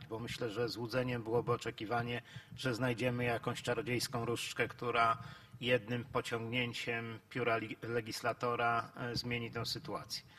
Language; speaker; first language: Polish; native; Polish